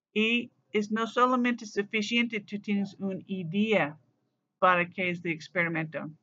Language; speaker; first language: Spanish; non-native, learner; English